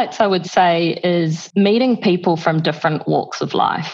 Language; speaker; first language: English; native; English